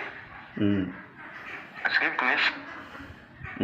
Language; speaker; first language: German; non-native, learner; French